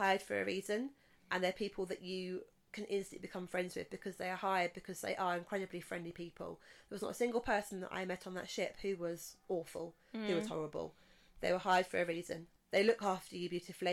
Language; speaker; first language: English; native; English